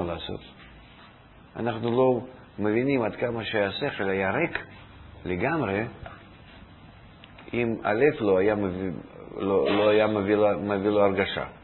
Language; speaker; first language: Hebrew; non-native, fluent; Russian